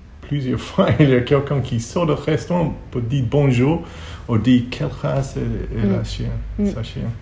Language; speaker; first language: French; non-native, learner; Hebrew